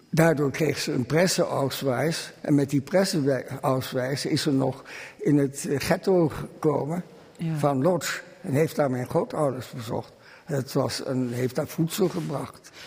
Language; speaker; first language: Dutch; early bilingual, other home language; German